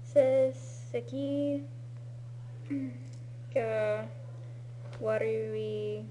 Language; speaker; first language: Japanese; non-native, learner; English